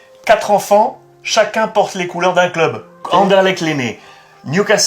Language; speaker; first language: French; native; French